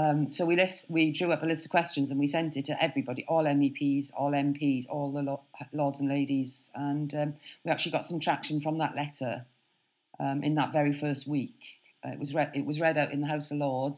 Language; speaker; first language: English; native; English